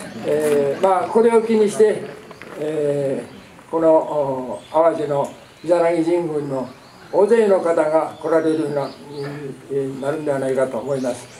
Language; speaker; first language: Japanese; native; Japanese